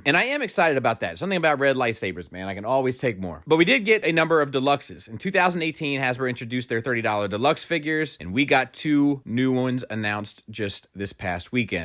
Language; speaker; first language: English; native; English